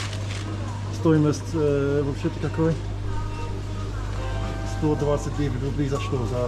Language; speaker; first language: Russian; non-native, learner; English